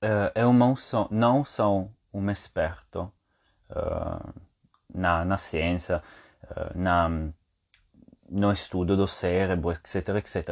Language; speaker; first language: Portuguese; non-native, fluent; Italian